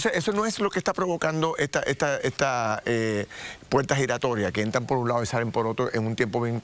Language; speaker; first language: Spanish; native; Spanish